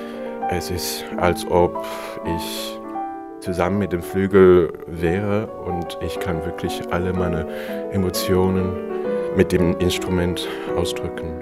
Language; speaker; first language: German; non-native, fluent; Cantonese